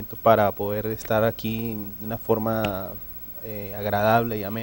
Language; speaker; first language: Spanish; native; Spanish